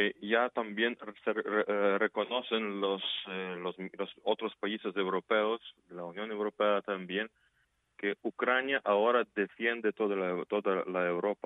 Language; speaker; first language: Spanish; non-native, fluent; Ukrainian